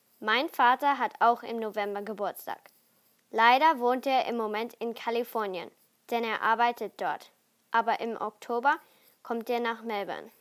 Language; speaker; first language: German; early bilingual, heritage; German